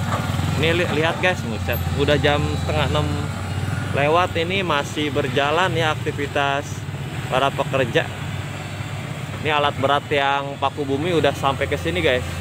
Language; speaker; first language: Indonesian; native; Indonesian